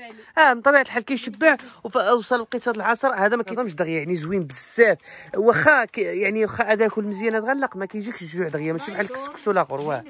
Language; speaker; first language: Arabic; native; Arabic